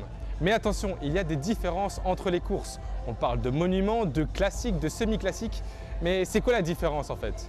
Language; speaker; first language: French; native; French